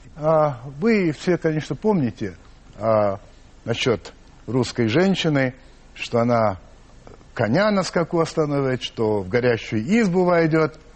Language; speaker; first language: Russian; early bilingual, heritage; English